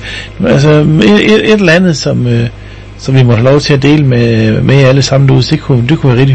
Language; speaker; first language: Danish; native; Danish